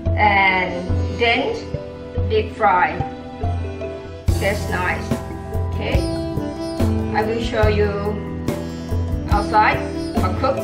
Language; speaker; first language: English; non-native, learner; Thai